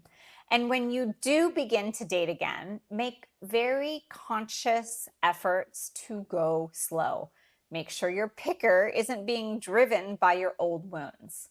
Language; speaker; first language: English; native; English